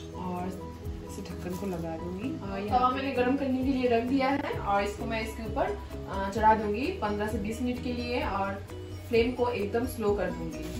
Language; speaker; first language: Hindi; non-native, local second language; Bangla